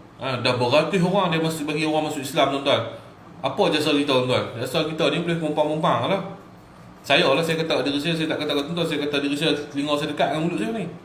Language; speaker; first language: Malay; native; Malay